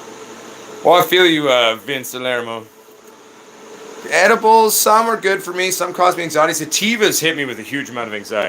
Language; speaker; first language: English; native; English